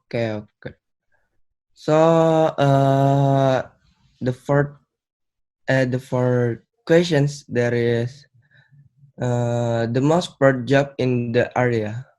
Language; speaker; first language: English; non-native, learner; Indonesian